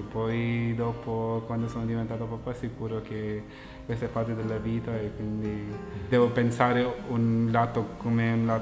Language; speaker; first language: Italian; non-native, fluent; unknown